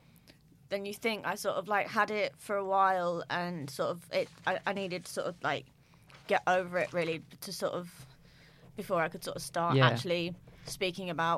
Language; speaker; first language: English; native; English